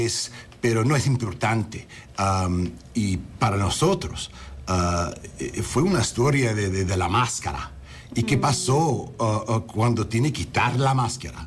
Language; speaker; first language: Spanish; early bilingual, heritage; English